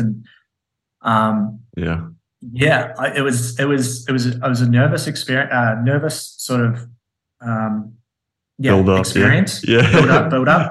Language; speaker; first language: English; native; English